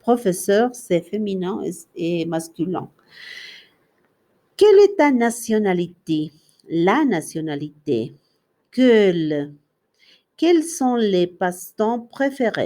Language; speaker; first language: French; non-native, fluent; Spanish